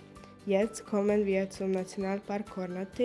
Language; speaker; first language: German; non-native, learner; Croatian